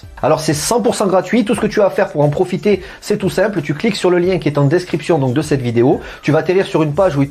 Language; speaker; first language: French; native; French